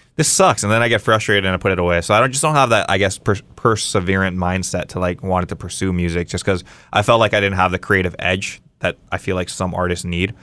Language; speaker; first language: English; native; English